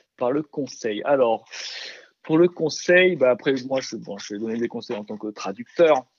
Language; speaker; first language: French; early bilingual, other home language; Korean